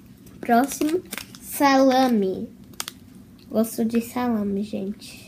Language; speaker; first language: Portuguese; early bilingual, heritage; Portuguese